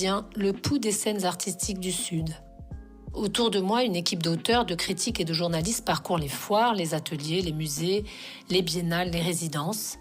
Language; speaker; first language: French; non-native, local second language; Arabic